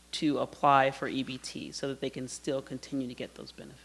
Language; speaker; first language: English; native; English